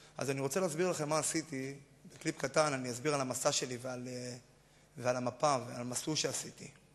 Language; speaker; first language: Hebrew; native; Hebrew